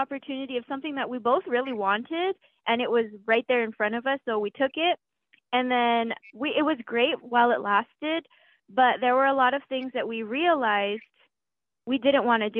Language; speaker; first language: English; native; English